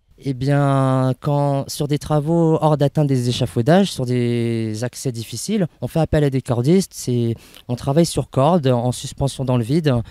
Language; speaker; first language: French; native; French